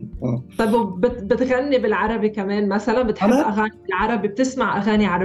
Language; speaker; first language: Arabic; native; Arabic